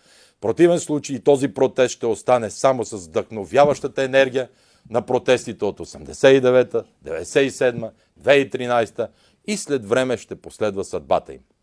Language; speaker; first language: Bulgarian; native; Bulgarian